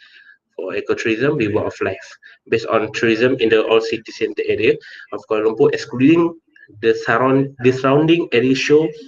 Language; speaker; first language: English; non-native, local second language; Malay